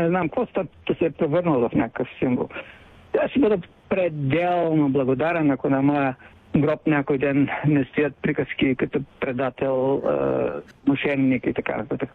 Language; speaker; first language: Bulgarian; native; Bulgarian